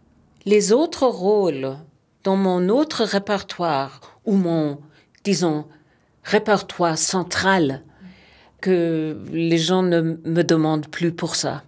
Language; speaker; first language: French; non-native, fluent; German